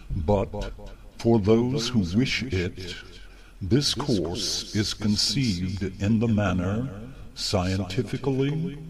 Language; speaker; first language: English; native; English